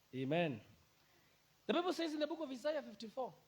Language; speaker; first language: English; non-native, local second language; Swahili